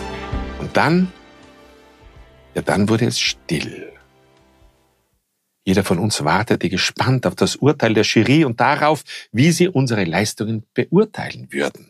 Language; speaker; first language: German; native; German